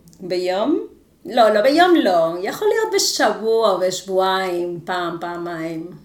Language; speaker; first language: Hebrew; non-native, fluent; Spanish